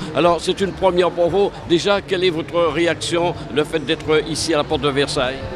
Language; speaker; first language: French; native; French